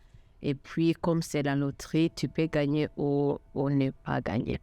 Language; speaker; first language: French; non-native, local second language; Kinyarwanda